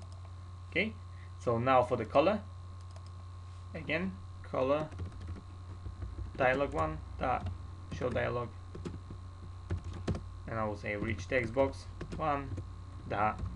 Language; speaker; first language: English; non-native, fluent; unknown